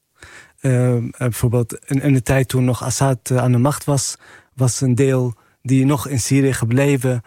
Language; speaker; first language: Dutch; non-native, fluent; Arabic